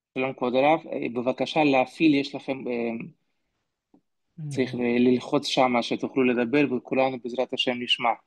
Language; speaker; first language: Hebrew; non-native, fluent; Russian